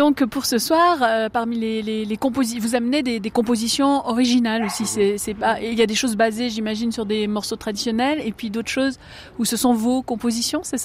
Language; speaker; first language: French; native; French